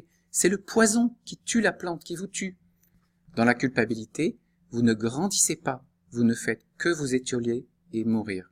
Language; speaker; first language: French; native; French